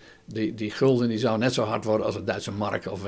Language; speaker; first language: Dutch; native; Dutch